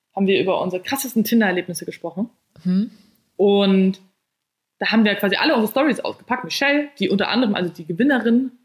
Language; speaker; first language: German; native; German